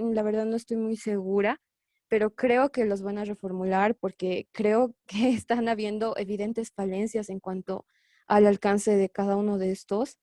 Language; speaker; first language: Spanish; native; Spanish